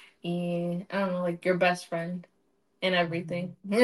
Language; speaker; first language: English; early bilingual, other home language; Spanish